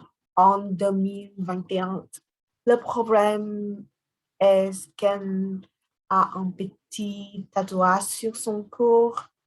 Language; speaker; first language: French; non-native, learner; Vietnamese